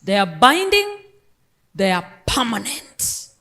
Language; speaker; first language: English; non-native, local second language; Luo (Kenya and Tanzania)